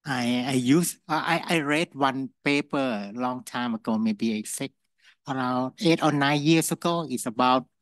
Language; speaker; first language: English; non-native, fluent; Thai